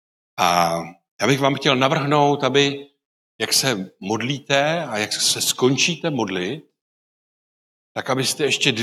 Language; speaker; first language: Czech; non-native, local second language; Polish